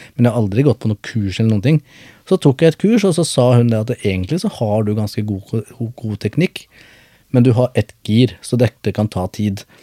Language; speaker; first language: Norwegian; early bilingual, other home language; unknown